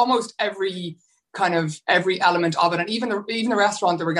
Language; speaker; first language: English; native; English